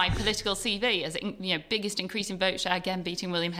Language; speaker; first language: English; native; English